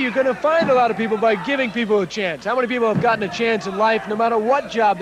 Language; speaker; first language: English; native; English